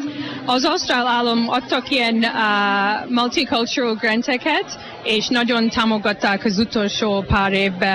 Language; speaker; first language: Hungarian; early bilingual, heritage; Hungarian